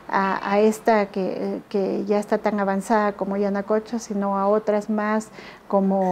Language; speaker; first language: Spanish; native; Spanish